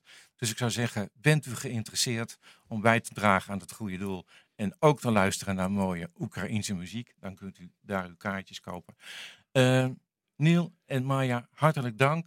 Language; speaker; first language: Dutch; native; Dutch